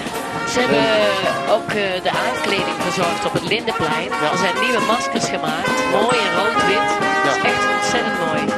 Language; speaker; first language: Dutch; native; Dutch